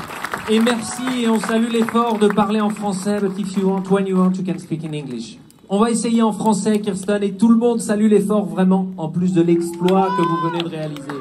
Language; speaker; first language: French; native; French